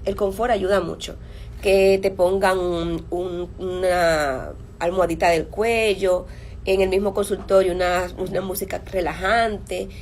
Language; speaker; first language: Spanish; native; Spanish